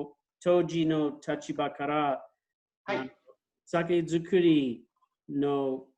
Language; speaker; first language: Japanese; non-native, fluent; English